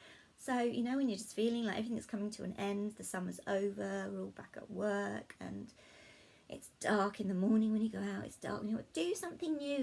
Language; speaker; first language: English; native; English